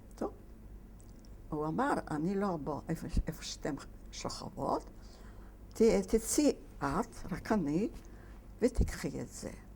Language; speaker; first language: Hebrew; non-native, fluent; Polish